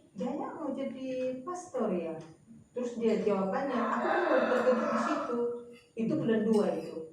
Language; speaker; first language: Indonesian; native; Indonesian